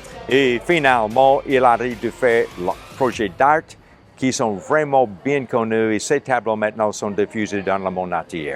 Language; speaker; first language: French; non-native, local second language; Haitian Creole